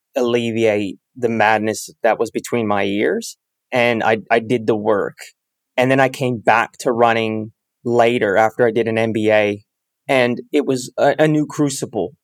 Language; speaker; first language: English; native; English